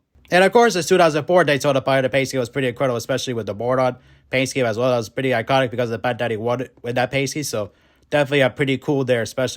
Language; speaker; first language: English; native; English